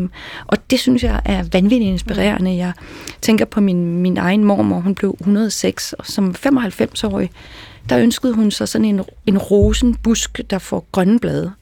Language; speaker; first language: Danish; native; Danish